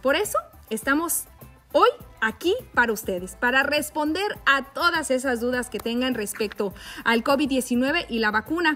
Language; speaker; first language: Spanish; native; Spanish